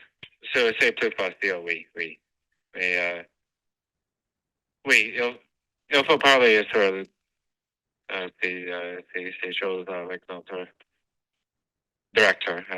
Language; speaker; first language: French; non-native, fluent; English